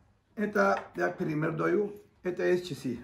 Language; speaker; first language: Russian; non-native, learner; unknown